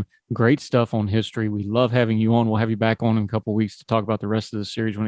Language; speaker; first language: English; native; English